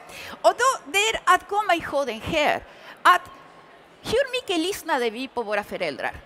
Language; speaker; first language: Swedish; early bilingual, other home language; Spanish